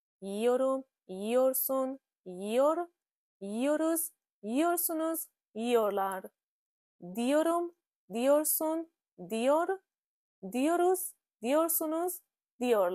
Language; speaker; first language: Turkish; non-native, fluent; Persian